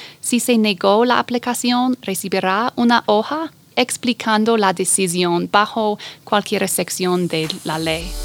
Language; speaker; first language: Spanish; non-native, fluent; English